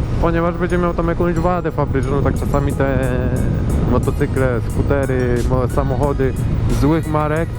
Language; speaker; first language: Polish; native; Polish